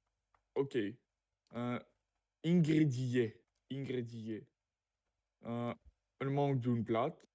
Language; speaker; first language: French; non-native, learner; Russian